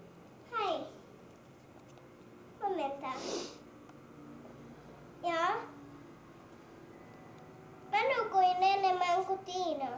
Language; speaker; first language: Finnish; early bilingual, heritage; English